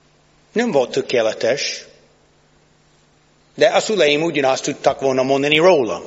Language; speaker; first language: Hungarian; non-native, fluent; English